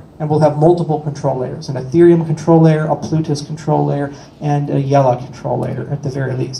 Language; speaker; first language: English; native; English